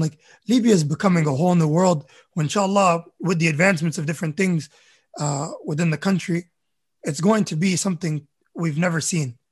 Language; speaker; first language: English; early bilingual, other home language; Arabic